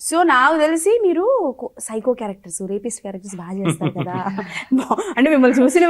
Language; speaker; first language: Telugu; native; Telugu